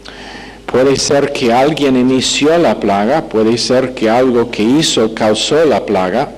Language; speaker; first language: Spanish; non-native, fluent; English